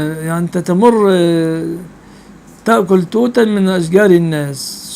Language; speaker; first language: Arabic; native; Arabic